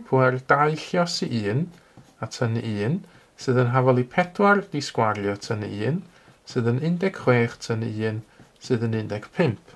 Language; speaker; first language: Welsh; native; Welsh